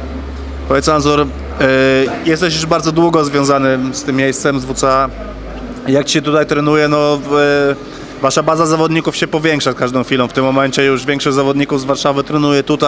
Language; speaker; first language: Polish; native; Polish